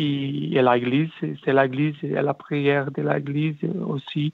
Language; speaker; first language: French; non-native, learner; Portuguese